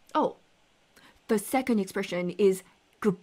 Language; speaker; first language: English; non-native, fluent; Korean